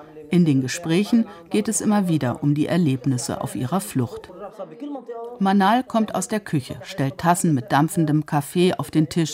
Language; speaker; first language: German; native; German